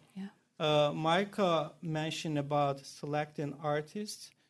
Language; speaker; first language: English; non-native, fluent; Turkish